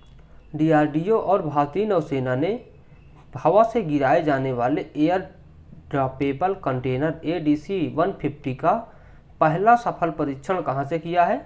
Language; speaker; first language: Hindi; native; Hindi